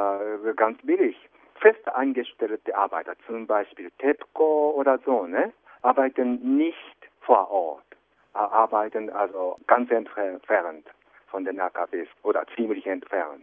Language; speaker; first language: German; non-native, fluent; Japanese